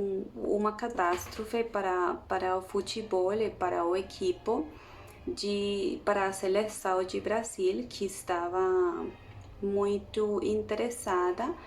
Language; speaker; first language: Portuguese; non-native, learner; Spanish